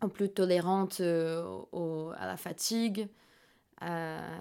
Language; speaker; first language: French; non-native, fluent; Portuguese